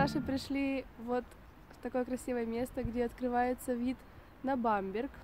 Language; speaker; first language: Russian; native; Russian